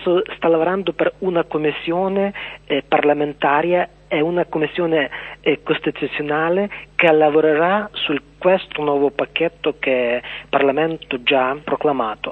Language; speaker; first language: Italian; non-native, learner; Ukrainian